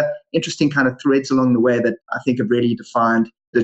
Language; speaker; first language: English; native; English